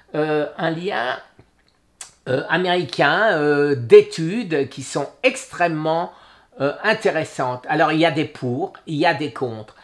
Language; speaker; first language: French; native; French